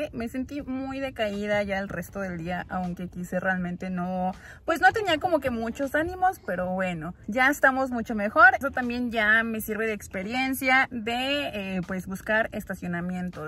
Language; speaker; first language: Spanish; native; Spanish